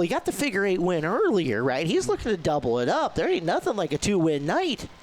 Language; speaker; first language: English; native; English